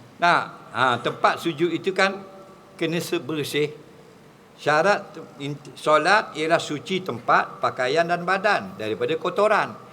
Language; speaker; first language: Malay; native; Malay